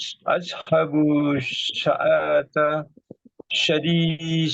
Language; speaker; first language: Arabic; non-native, learner; Indonesian